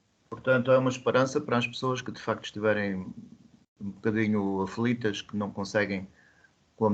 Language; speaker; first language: Portuguese; native; Portuguese